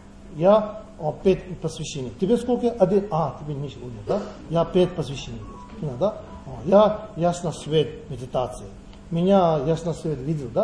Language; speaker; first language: Russian; non-native, learner; Tibetan